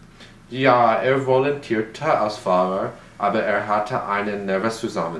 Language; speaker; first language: German; non-native, learner; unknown